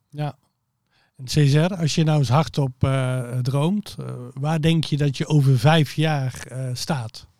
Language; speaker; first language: Dutch; native; Dutch